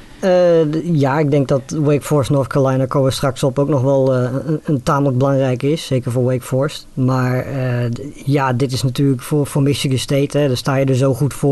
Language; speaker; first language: Dutch; native; Dutch